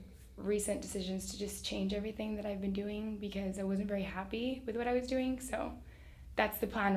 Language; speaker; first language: English; early bilingual, other home language; Spanish